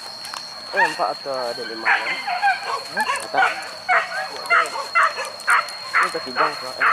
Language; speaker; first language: Indonesian; non-native, local second language; Minangkabau